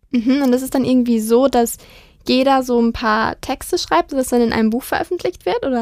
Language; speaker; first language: German; native; German